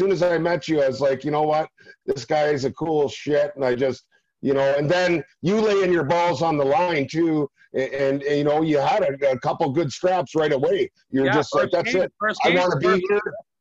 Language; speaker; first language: English; native; English